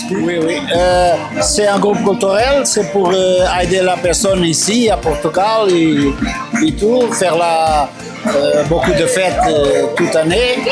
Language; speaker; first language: French; non-native, learner; Portuguese